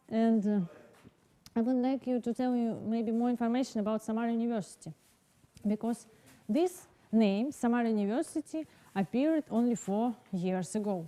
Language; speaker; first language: English; non-native, learner; Russian